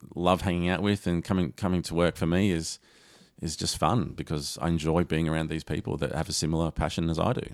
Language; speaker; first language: English; native; English